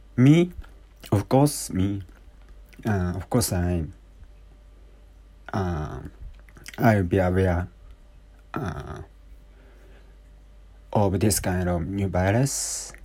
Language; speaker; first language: English; non-native, learner; Japanese